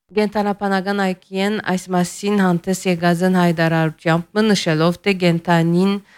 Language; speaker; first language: Armenian; early bilingual, heritage; Armenian